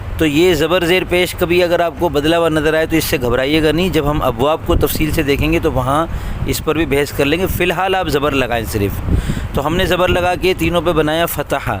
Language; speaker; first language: Urdu; native; Urdu